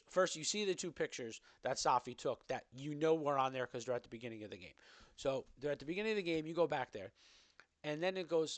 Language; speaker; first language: English; native; English